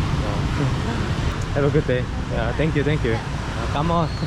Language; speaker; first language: English; non-native, learner; Korean